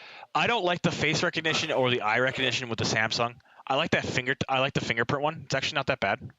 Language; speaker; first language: English; native; English